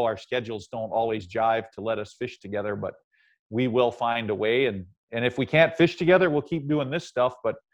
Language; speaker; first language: English; native; English